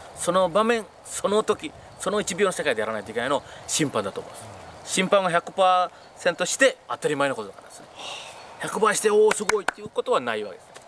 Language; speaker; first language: Japanese; non-native, fluent; Sinhala